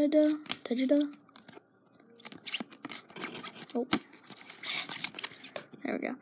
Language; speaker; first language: English; native; English